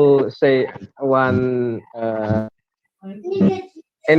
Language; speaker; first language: English; non-native, learner; Indonesian